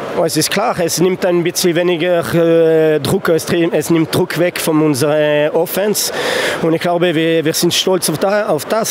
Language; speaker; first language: German; non-native, fluent; French